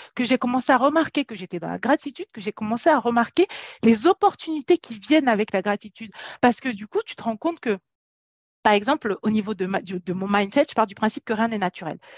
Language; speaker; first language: French; native; French